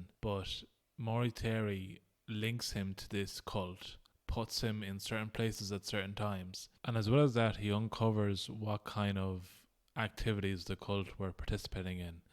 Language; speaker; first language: English; native; English